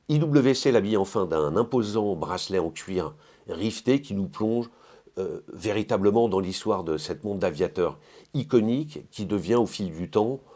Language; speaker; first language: French; native; French